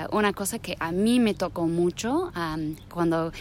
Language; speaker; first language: Spanish; non-native, fluent; English